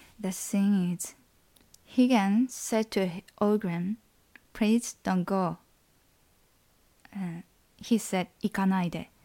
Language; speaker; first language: English; non-native, learner; Japanese